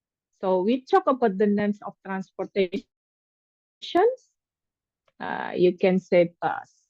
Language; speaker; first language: English; non-native, fluent; Indonesian